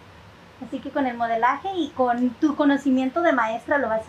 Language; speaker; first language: Spanish; native; Spanish